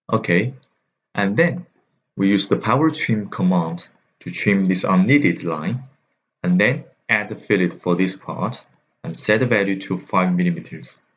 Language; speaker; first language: English; non-native, fluent; Chinese